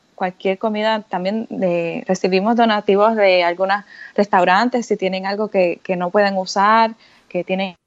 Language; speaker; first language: Spanish; native; Spanish